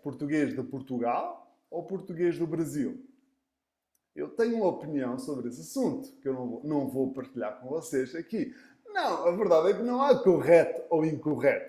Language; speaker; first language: Portuguese; early bilingual, heritage; Portuguese